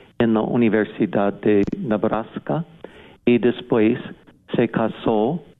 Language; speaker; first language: Spanish; non-native, fluent; English